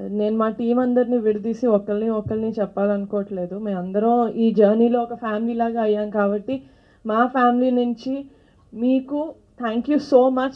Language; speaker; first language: Telugu; native; Telugu